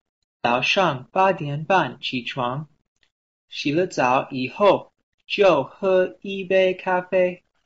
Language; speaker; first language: Chinese; non-native, learner; English